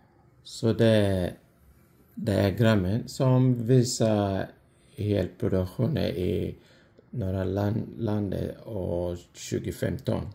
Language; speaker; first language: Swedish; non-native, fluent; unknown